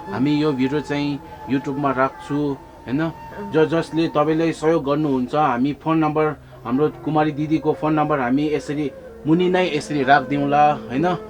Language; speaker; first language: Nepali; non-native, local second language; Tibetan